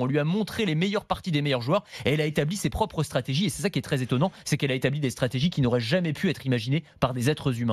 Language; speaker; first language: French; native; French